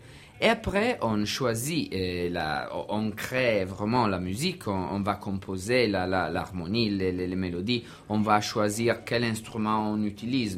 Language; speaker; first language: French; non-native, learner; Italian